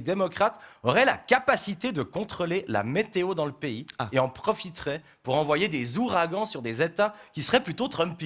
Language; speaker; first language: French; native; French